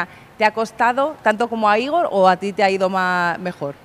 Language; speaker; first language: Spanish; native; Spanish